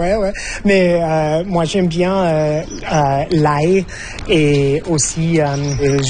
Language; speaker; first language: French; non-native, fluent; English